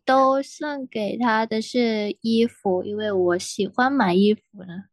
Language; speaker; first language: Chinese; non-native, learner; Thai